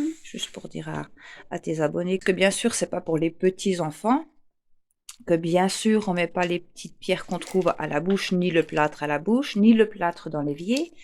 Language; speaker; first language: French; native; French